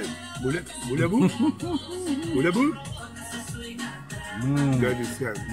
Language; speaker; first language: French; non-native, learner; Spanish